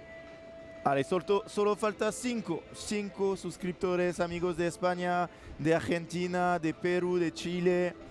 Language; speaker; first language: Spanish; non-native, learner; French